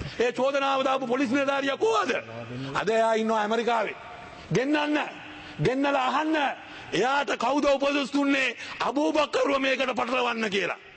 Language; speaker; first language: Sinhala; non-native, local second language; Tamil